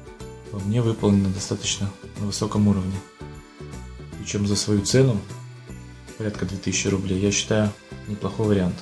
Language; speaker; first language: Russian; native; Russian